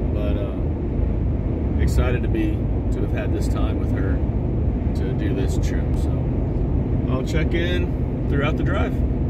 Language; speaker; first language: English; native; English